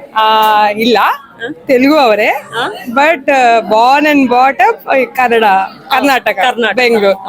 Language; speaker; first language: Kannada; non-native, local second language; Telugu